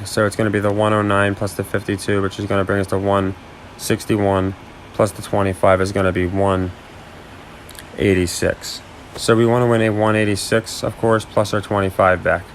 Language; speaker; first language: English; native; English